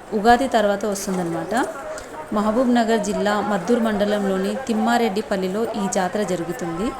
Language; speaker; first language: Telugu; non-native, local second language; Lambadi